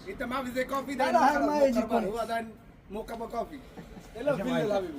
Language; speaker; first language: Arabic; non-native, learner; Bangla